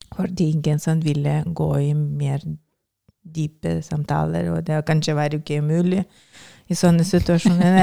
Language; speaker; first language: Norwegian; non-native, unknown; Lithuanian